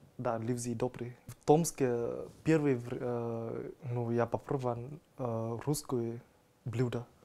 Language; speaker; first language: Russian; non-native, learner; Vietnamese